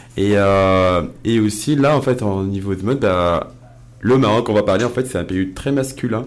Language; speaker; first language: French; non-native, local second language; Arabic